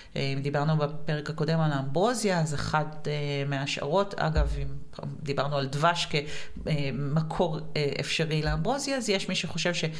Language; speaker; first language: Hebrew; native; Hebrew